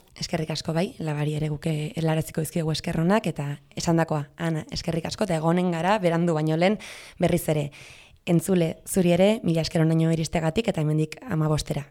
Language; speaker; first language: Basque; non-native, local second language; Spanish